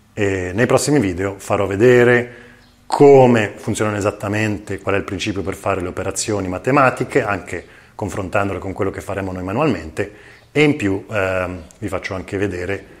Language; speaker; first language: Italian; native; Italian